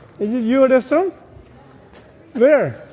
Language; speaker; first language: English; non-native, learner; Korean